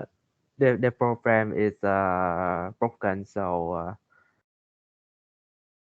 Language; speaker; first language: English; non-native, learner; Vietnamese